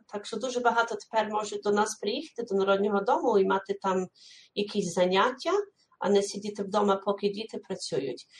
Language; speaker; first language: Ukrainian; early bilingual, heritage; Ukrainian